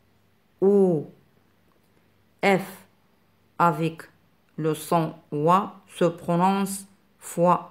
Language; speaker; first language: French; non-native, fluent; Arabic